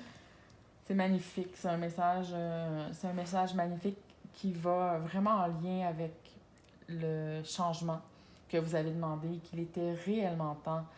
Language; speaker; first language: French; native; French